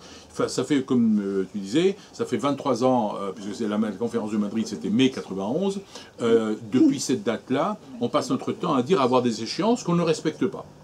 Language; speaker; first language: French; native; French